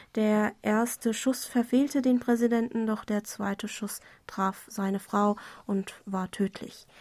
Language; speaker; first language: German; non-native, fluent; Korean